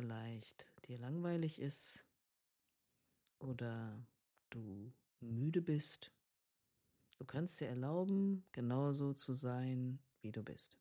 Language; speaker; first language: German; native; German